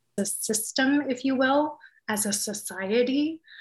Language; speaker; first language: English; native; English